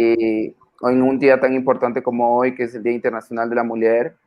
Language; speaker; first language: Portuguese; non-native, fluent; Spanish